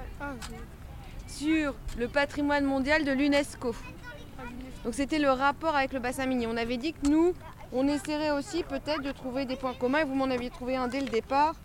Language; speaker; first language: French; native; French